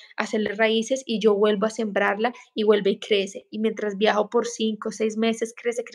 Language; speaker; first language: Spanish; native; Spanish